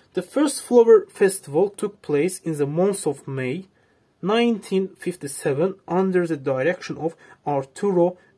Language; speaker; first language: English; non-native, fluent; Azerbaijani